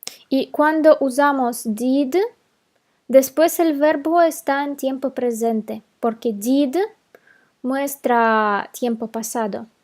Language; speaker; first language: Spanish; non-native, fluent; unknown